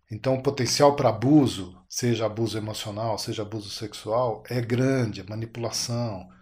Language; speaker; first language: Portuguese; native; Portuguese